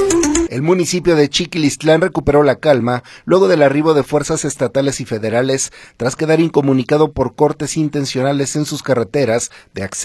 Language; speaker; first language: Spanish; native; Spanish